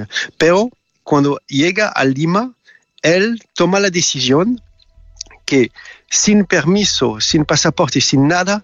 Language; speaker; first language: Spanish; non-native, fluent; French